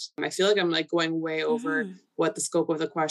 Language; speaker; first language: English; early bilingual, other home language; Polish